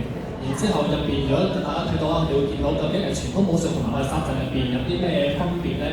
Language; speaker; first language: Cantonese; native; Cantonese